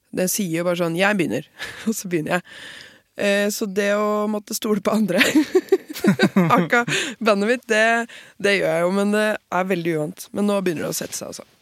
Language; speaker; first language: Norwegian; native; Norwegian